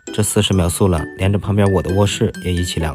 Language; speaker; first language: Chinese; native; Chinese